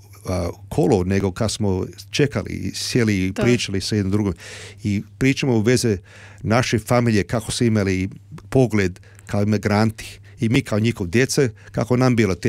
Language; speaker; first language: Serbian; early bilingual, heritage; Croatian